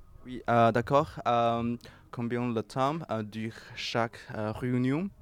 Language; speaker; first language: French; non-native, learner; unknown